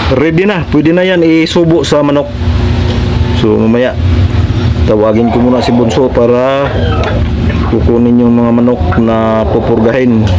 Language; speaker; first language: Filipino; non-native, local second language; Cebuano